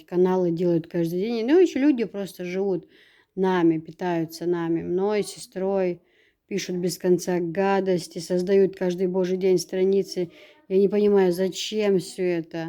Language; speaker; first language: Russian; native; Russian